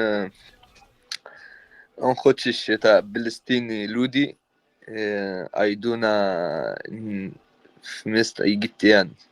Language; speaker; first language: Russian; non-native, learner; Arabic